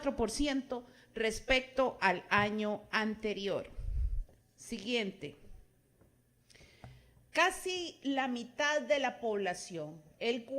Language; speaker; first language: Spanish; native; Spanish